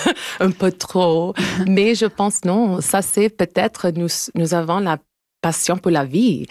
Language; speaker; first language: French; non-native, local second language; English